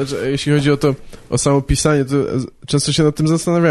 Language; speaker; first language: Polish; native; Polish